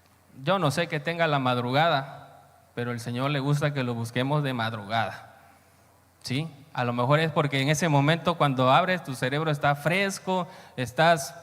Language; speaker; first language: Spanish; native; Spanish